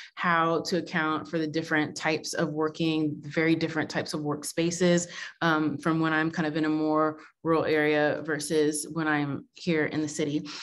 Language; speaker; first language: English; native; English